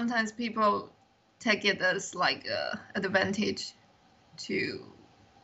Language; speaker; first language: English; non-native, learner; Chinese